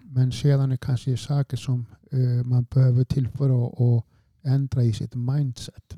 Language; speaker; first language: Swedish; non-native, fluent; Icelandic